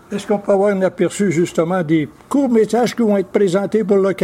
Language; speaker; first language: French; native; French